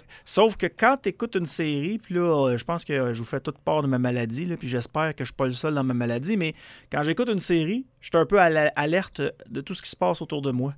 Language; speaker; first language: French; native; French